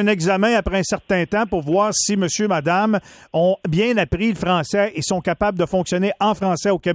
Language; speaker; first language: French; native; French